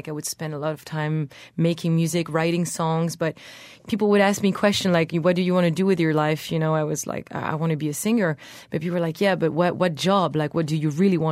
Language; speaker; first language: English; non-native, fluent; French